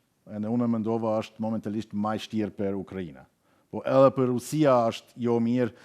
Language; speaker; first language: Albanian; non-native, learner; German